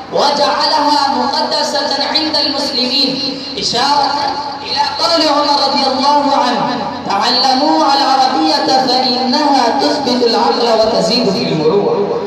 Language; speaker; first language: Arabic; non-native, learner; Urdu